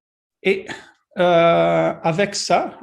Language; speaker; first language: French; non-native, learner; Italian